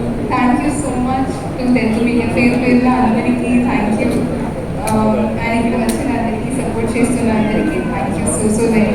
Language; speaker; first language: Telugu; non-native, fluent; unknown